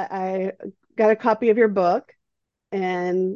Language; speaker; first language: English; native; English